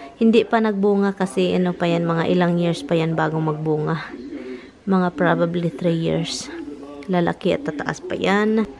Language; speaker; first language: Filipino; non-native, local second language; Cebuano